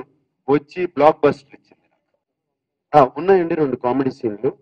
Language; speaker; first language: Telugu; native; Telugu